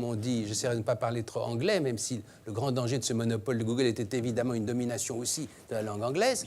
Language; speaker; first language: French; native; French